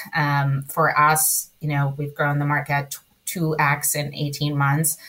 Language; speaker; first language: English; early bilingual, other home language; Spanish